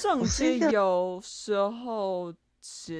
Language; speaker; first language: Chinese; non-native, learner; English